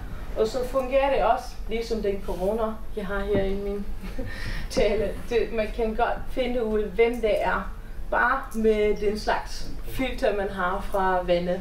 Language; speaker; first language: Danish; non-native, fluent; German